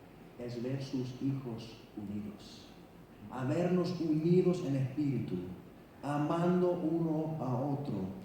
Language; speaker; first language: Spanish; non-native, fluent; Icelandic